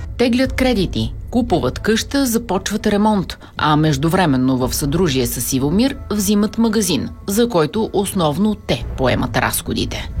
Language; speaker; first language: Bulgarian; native; Bulgarian